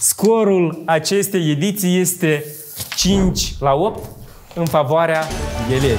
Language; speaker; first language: Romanian; native; Romanian